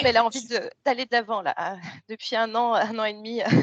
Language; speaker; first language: French; native; French